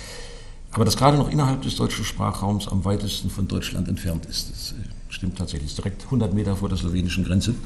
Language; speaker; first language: German; native; German